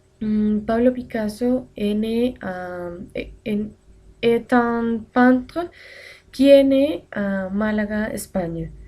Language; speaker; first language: French; non-native, learner; Spanish